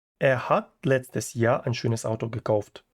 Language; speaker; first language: German; non-native, fluent; Ukrainian